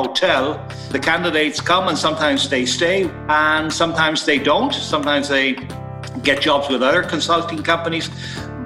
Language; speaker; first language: English; native; English